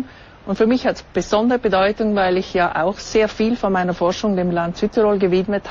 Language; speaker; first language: German; native; German